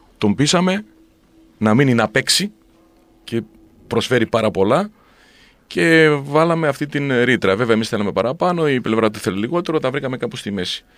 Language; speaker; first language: Greek; native; Greek